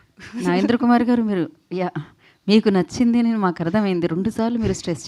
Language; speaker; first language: Telugu; native; Telugu